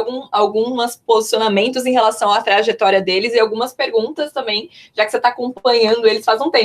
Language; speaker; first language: Portuguese; native; Portuguese